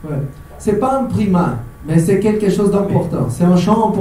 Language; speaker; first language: French; non-native, fluent; Portuguese